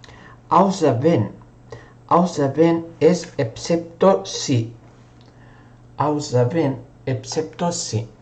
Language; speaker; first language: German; non-native, fluent; Spanish